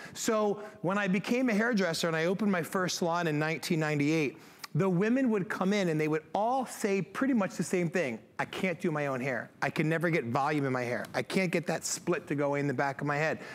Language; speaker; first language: English; native; English